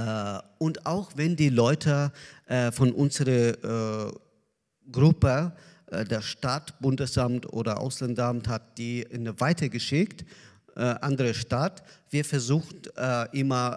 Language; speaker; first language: German; non-native, learner; Azerbaijani